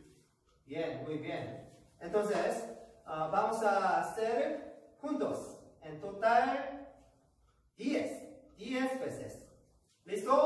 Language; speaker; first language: Spanish; non-native, learner; Korean